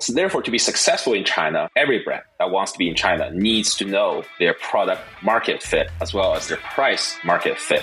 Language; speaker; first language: English; non-native, fluent; Chinese